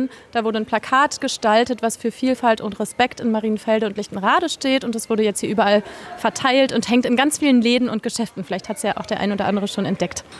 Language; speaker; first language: German; native; German